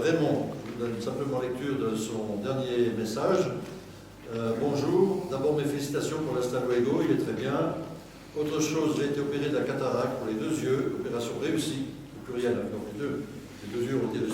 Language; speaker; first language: French; native; French